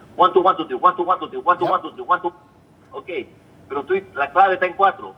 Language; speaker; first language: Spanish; native; Spanish